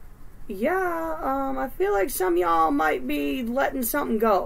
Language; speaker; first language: English; native; English